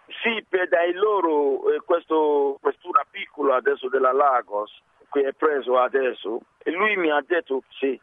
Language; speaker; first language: Italian; non-native, learner; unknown